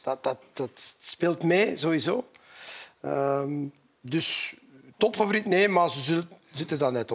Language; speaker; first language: Dutch; native; Dutch